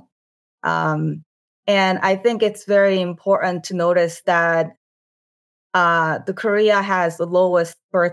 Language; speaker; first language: English; non-native, fluent; Korean